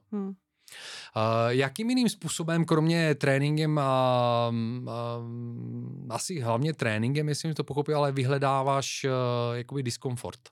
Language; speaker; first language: Czech; non-native, fluent; Bulgarian